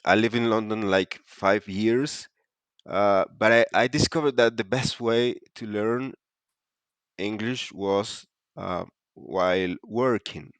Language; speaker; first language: English; non-native, fluent; Spanish